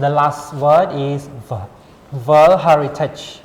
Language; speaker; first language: English; non-native, fluent; Khmer